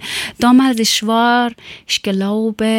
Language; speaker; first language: German; non-native, fluent; Persian